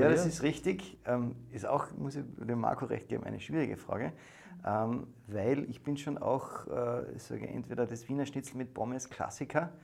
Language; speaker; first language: German; native; German